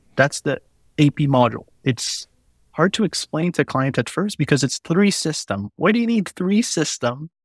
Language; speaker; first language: English; non-native, fluent; French